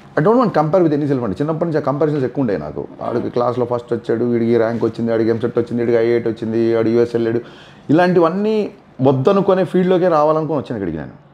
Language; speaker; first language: Telugu; native; Telugu